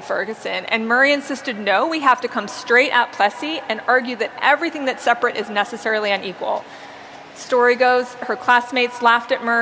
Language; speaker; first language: English; native; English